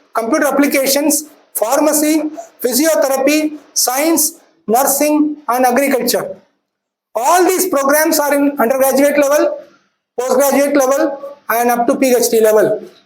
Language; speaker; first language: English; non-native, local second language; Tamil